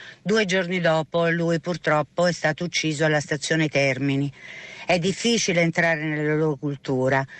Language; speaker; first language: Italian; native; Italian